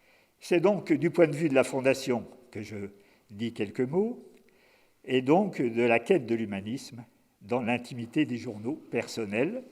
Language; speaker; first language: French; native; French